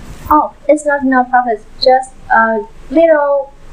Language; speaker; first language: English; non-native, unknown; Vietnamese